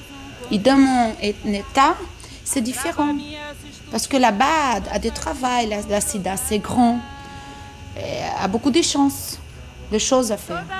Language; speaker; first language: French; non-native, learner; Portuguese